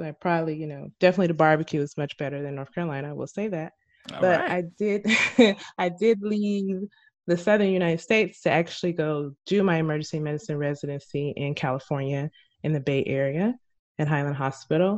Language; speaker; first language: English; native; English